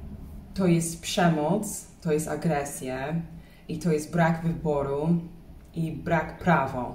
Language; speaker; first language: Polish; non-native, learner; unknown